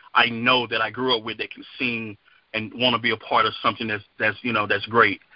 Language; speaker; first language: English; native; English